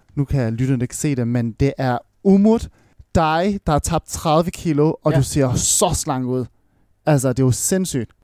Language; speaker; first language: Danish; early bilingual, other home language; Vietnamese